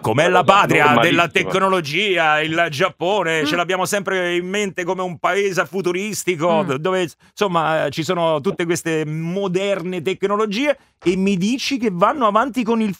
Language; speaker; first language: Italian; native; Italian